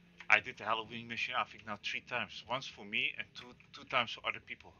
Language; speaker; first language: English; non-native, fluent; Dutch